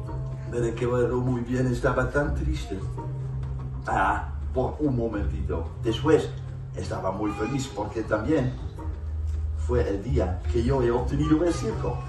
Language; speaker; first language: Spanish; non-native, fluent; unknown